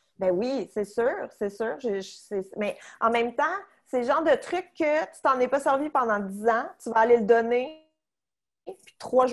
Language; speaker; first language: French; native; French